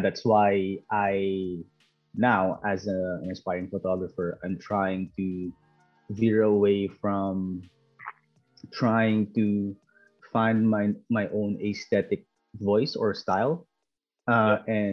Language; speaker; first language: English; non-native, local second language; Filipino